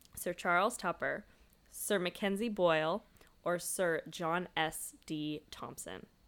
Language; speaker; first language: English; native; English